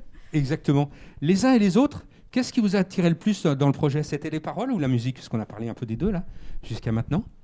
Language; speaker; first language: French; native; French